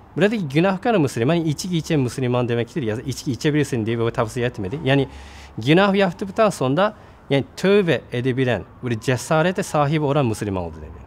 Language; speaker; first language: Turkish; non-native, fluent; Japanese